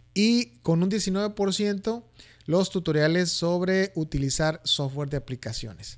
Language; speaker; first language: Spanish; native; Spanish